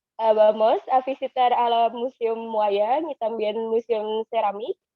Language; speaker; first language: Spanish; non-native, learner; Indonesian